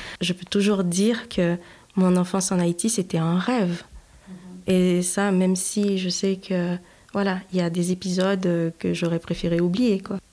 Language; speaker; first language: French; non-native, local second language; Haitian Creole